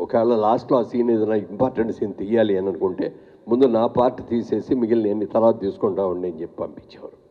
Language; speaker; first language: Telugu; native; Telugu